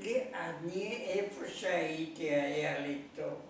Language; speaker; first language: Hebrew; non-native, learner; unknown